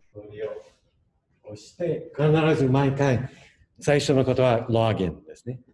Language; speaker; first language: Japanese; non-native, fluent; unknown